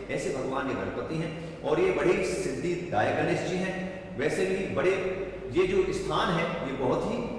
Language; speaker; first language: Hindi; non-native, local second language; Morisyen